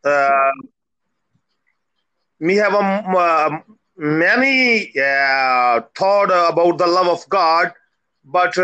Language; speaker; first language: English; non-native, local second language; Punjabi